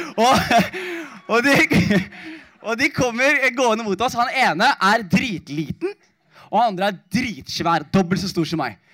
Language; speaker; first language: Norwegian; early bilingual, other home language; Somali